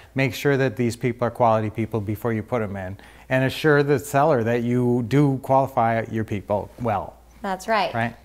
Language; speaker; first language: English; native; English